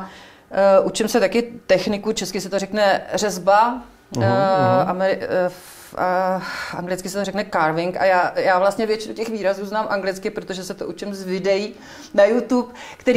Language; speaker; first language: Czech; native; Czech